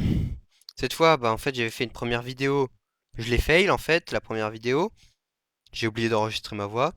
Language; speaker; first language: French; native; French